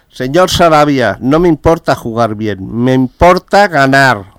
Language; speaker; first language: Spanish; non-native, local second language; Catalan